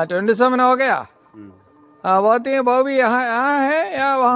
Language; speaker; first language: Hindi; non-native, local second language; Malayalam